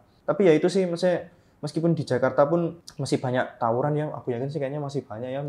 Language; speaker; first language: Indonesian; native; Indonesian